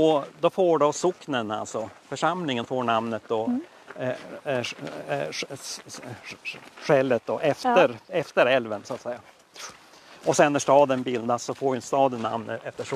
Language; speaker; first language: Swedish; native; Swedish